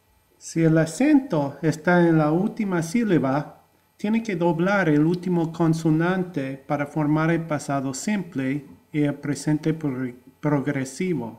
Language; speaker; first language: Spanish; non-native, fluent; English